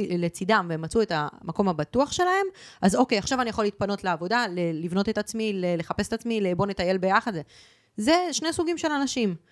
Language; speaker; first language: Hebrew; early bilingual, other home language; Spanish